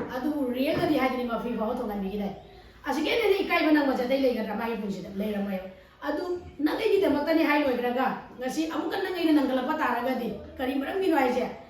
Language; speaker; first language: Manipuri; native; Manipuri